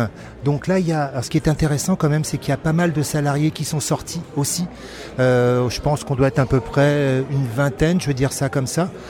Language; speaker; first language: French; native; French